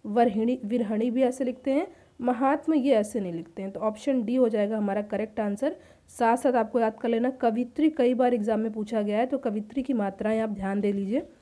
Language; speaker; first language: Hindi; native; Hindi